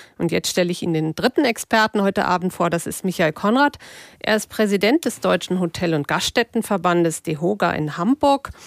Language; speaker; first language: German; native; German